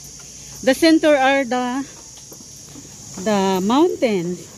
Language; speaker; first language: English; non-native, local second language; Filipino